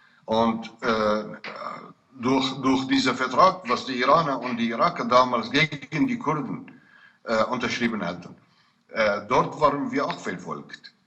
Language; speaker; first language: German; non-native, fluent; Kurdish